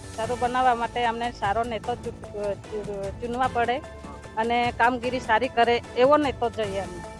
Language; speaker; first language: Gujarati; non-native, local second language; Vasavi